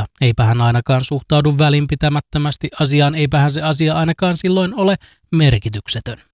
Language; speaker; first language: Finnish; native; Finnish